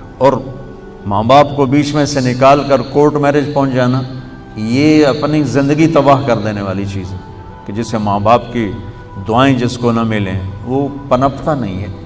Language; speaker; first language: Urdu; non-native, local second language; Punjabi